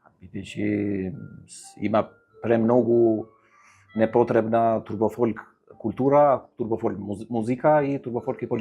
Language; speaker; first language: Macedonian; non-native, fluent; Albanian